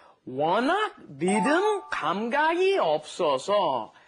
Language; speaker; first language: Korean; non-native, fluent; English